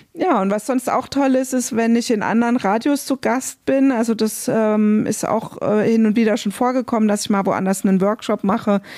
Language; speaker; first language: German; native; German